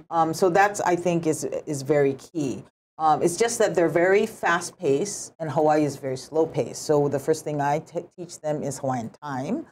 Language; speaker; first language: English; early bilingual, other home language; Japanese